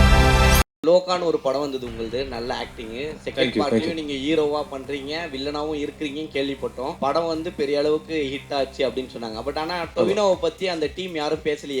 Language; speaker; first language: Tamil; native; Tamil